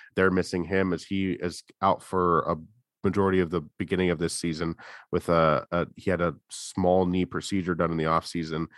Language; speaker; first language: English; native; English